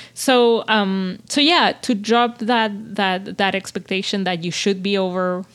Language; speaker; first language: English; non-native, fluent; Spanish